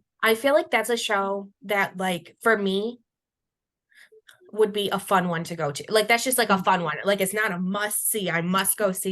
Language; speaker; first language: English; native; English